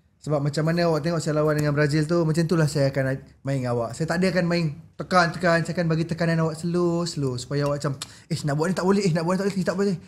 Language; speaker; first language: Malay; native; Malay